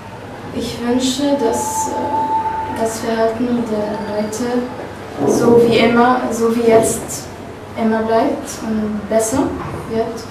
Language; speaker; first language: German; non-native, fluent; Arabic